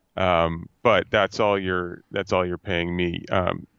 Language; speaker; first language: English; native; English